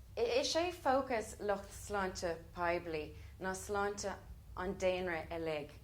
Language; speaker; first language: Irish; non-native, local second language; English